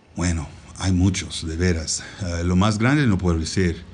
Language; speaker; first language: Spanish; non-native, learner; English